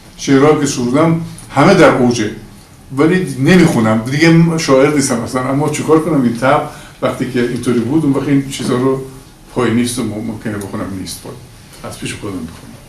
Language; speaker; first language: Persian; native; Persian